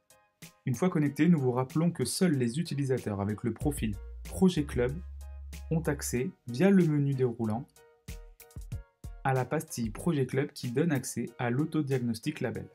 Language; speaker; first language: French; native; French